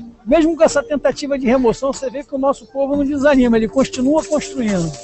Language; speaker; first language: Portuguese; native; Portuguese